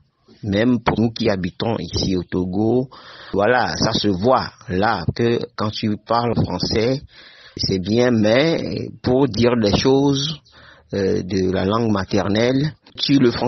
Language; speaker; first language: French; non-native, local second language; Ewe